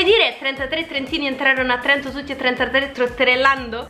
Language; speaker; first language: Italian; native; Italian